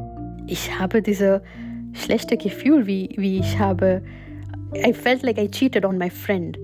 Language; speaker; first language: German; non-native, fluent; Gujarati